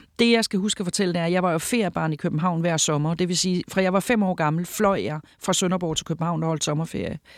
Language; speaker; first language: Danish; native; Danish